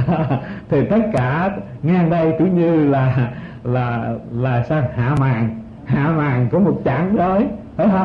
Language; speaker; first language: Vietnamese; native; Vietnamese